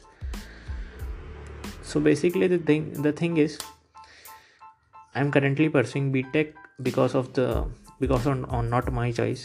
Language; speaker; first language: English; non-native, local second language; Hindi